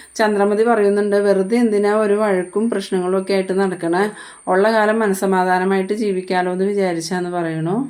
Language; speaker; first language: Malayalam; native; Malayalam